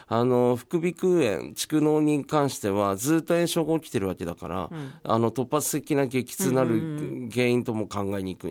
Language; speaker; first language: Japanese; native; Japanese